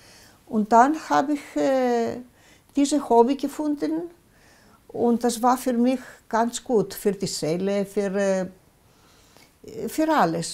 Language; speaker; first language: German; non-native, local second language; Greek